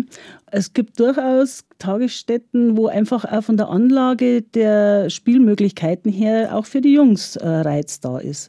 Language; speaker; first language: German; native; German